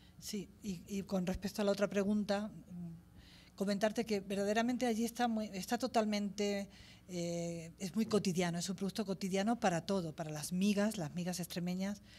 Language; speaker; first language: Spanish; native; Spanish